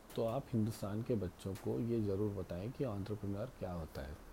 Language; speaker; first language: Hindi; native; Hindi